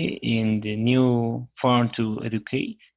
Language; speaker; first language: English; non-native, learner; Spanish